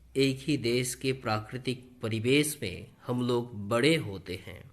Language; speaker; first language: Hindi; non-native, local second language; Bangla